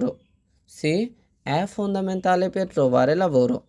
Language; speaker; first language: Italian; non-native, fluent; Bangla